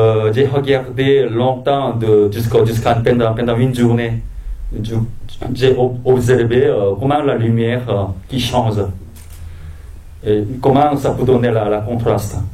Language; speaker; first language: French; non-native, fluent; Korean